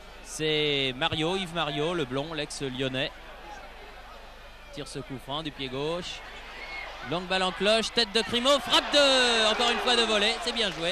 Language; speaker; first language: French; native; French